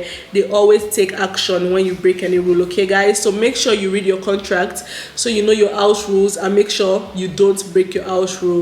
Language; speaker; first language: English; non-native, local second language; Yoruba